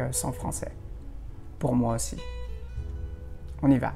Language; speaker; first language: French; non-native, fluent; Indonesian